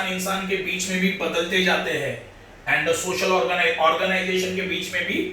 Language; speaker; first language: Hindi; non-native, local second language; Marathi